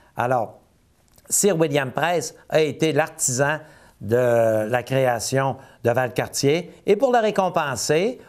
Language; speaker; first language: French; native; French